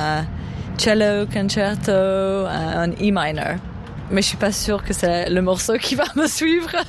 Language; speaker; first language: French; non-native, fluent; English